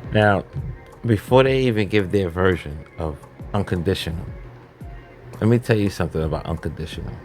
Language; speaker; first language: English; native; English